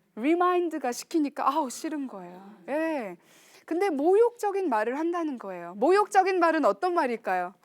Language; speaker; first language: Korean; early bilingual, heritage; Korean